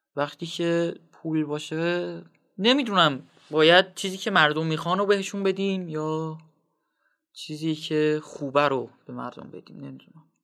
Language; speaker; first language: Persian; non-native, local second language; Azerbaijani